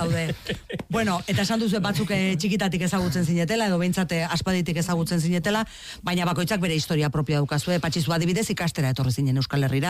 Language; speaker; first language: Basque; native; Basque